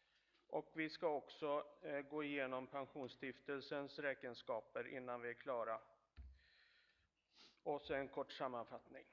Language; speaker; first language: Swedish; native; Swedish